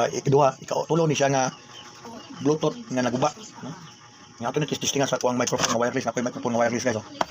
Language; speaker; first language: Cebuano; native; Cebuano